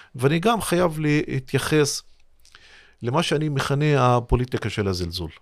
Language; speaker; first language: Hebrew; non-native, local second language; Arabic